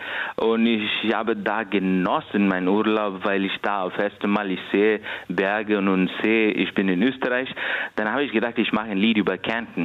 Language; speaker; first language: German; non-native, fluent; Kannada